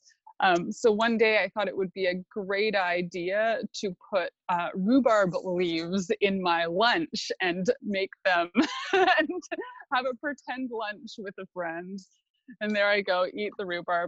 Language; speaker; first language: English; native; English